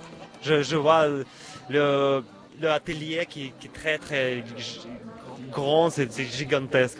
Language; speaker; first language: French; non-native, learner; Russian